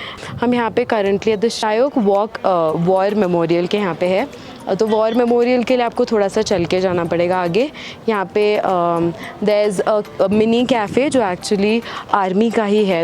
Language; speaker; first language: Hindi; native; Hindi